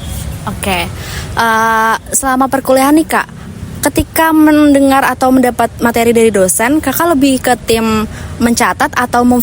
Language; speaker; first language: Indonesian; native; Indonesian